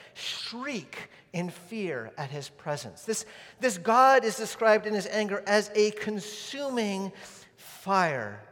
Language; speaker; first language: English; native; English